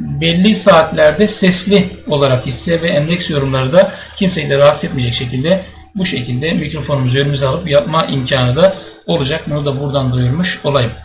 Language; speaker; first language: Turkish; native; Turkish